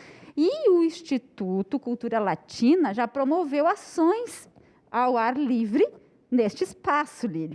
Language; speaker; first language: Portuguese; native; Portuguese